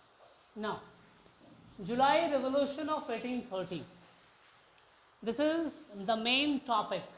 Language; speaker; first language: English; non-native, local second language; Hindi